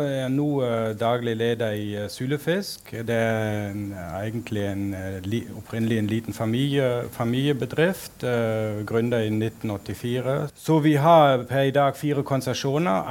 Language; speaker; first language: Norwegian; non-native, fluent; German